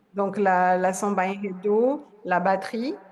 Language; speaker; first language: French; non-native, fluent; Portuguese